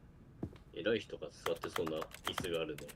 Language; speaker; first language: Japanese; native; Japanese